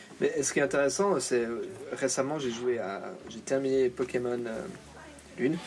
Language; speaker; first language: French; native; French